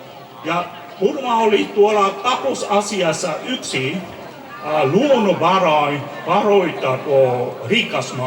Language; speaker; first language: Finnish; non-native, fluent; Burmese